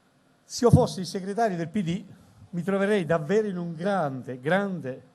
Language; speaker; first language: Italian; native; Italian